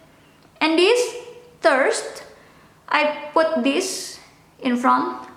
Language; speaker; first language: English; non-native, local second language; Indonesian